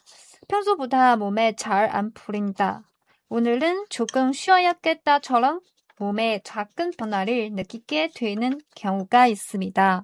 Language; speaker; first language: Korean; non-native, fluent; Chinese